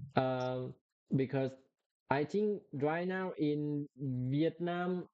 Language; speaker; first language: English; non-native, learner; Vietnamese